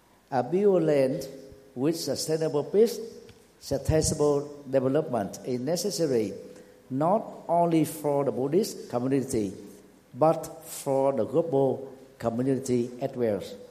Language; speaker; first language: English; non-native, fluent; Vietnamese